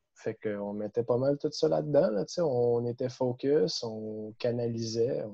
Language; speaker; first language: French; native; French